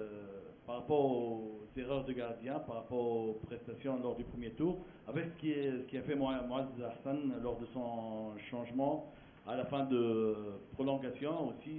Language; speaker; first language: French; non-native, local second language; Arabic